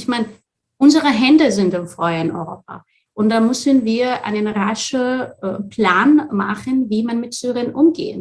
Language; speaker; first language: German; non-native, fluent; Arabic